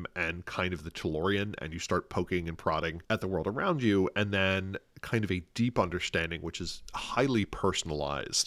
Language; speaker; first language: English; native; English